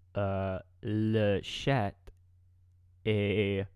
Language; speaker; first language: French; non-native, learner; English